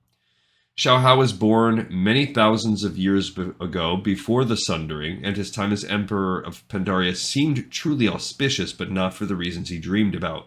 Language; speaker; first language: English; native; English